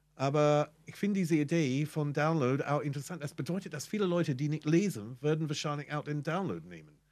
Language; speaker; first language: German; non-native, fluent; English